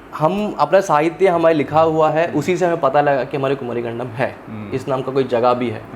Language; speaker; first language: Hindi; non-native, local second language; Tamil